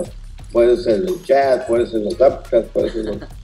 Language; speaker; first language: Spanish; early bilingual, heritage; Spanish